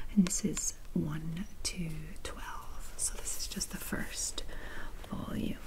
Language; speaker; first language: English; native; English